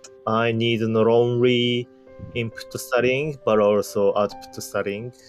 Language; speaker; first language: English; non-native, learner; Japanese